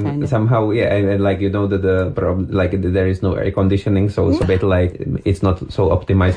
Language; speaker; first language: English; non-native, fluent; German